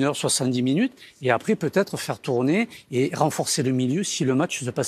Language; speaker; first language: French; native; French